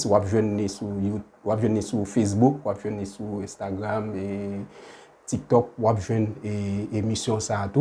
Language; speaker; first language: French; non-native, local second language; Haitian Creole